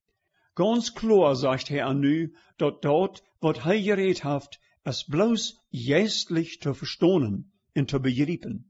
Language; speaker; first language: German; early bilingual, heritage; Plautdietsch